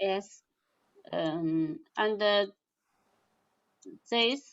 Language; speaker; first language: English; non-native, learner; Chinese